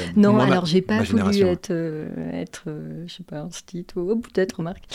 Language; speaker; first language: French; native; French